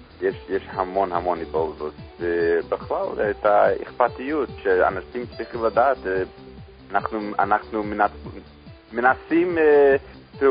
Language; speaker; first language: Hebrew; non-native, fluent; English